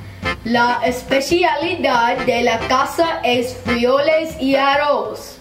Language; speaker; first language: Spanish; non-native, learner; English